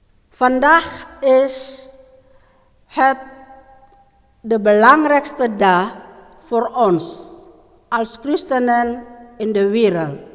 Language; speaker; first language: Dutch; non-native, learner; Indonesian